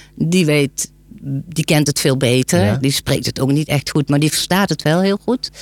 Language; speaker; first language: Dutch; native; Dutch